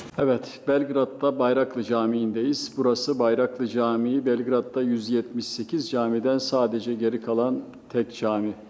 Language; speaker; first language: Turkish; native; Turkish